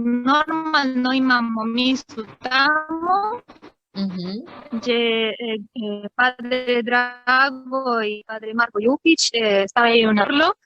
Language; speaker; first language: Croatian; early bilingual, heritage; Croatian